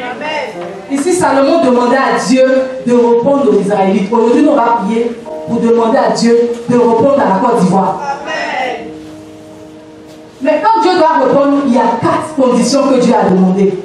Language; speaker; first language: French; non-native, local second language; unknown